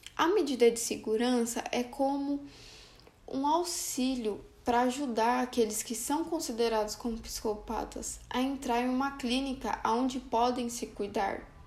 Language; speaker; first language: Portuguese; native; Portuguese